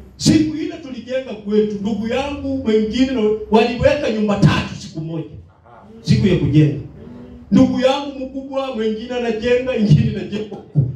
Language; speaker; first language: Swahili; non-native, local second language; Luyia